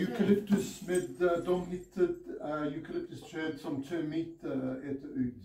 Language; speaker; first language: Swedish; non-native, learner; English